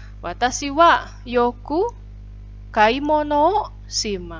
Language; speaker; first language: Japanese; non-native, fluent; Indonesian